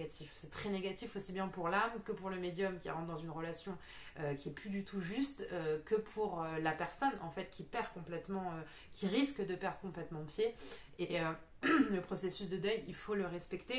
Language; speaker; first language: French; native; French